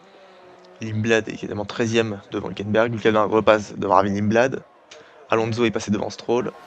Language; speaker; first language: French; native; French